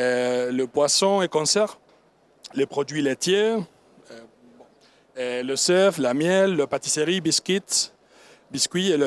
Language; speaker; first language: French; non-native, learner; Spanish